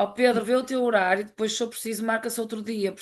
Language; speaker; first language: Portuguese; native; Portuguese